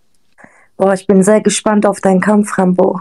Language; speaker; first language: German; native; German